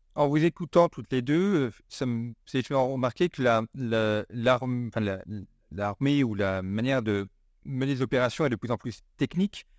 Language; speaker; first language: French; native; French